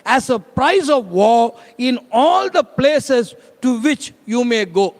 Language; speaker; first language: English; non-native, local second language; Tamil